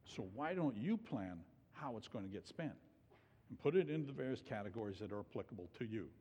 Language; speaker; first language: English; native; English